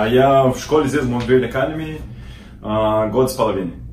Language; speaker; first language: Russian; non-native, learner; Portuguese